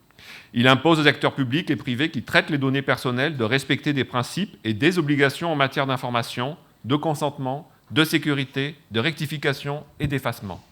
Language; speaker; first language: French; native; French